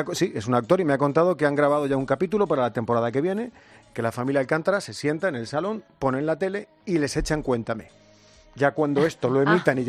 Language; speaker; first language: Spanish; native; Spanish